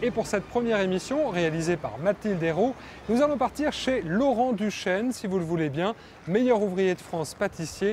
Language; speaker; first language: French; native; French